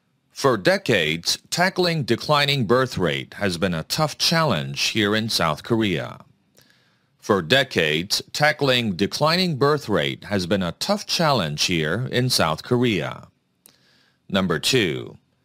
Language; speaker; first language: English; non-native, fluent; Korean